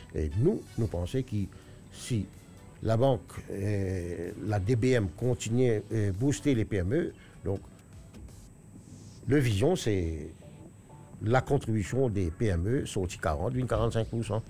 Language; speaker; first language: French; non-native, local second language; Morisyen